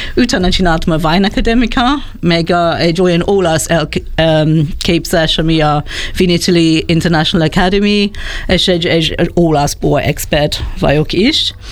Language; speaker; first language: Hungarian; non-native, fluent; English